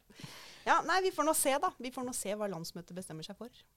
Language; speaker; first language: Norwegian; native; Norwegian